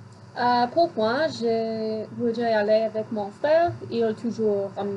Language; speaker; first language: French; non-native, learner; English